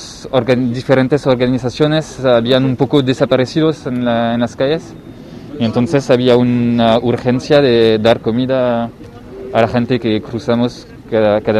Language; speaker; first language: Spanish; non-native, fluent; French